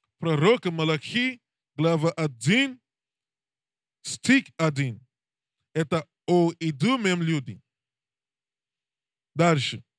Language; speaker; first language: Russian; non-native, learner; English